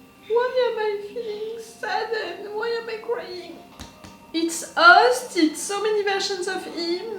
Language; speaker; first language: English; non-native, fluent; French